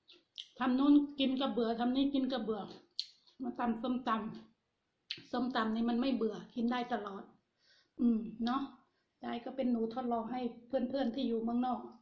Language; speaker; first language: Thai; non-native, local second language; Northeastern Thai